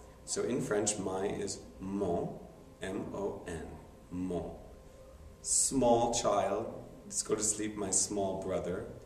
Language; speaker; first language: English; native; English